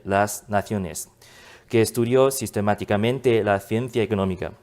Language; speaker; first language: Spanish; non-native, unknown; Chinese